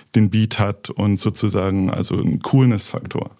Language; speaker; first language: German; native; German